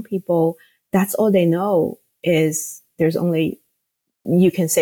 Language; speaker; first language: English; non-native, fluent; Chinese